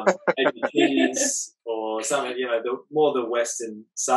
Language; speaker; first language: English; native; English